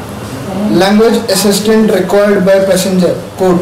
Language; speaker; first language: English; non-native, local second language; Hindi